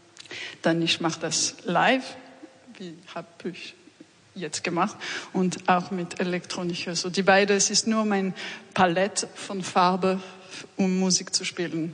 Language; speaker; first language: German; non-native, fluent; French